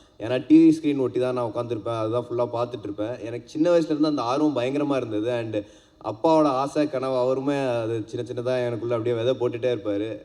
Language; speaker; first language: Tamil; native; Tamil